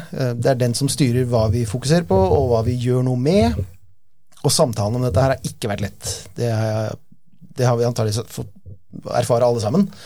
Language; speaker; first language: Norwegian; native; Norwegian